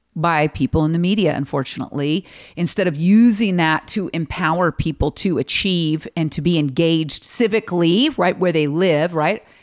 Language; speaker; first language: English; native; English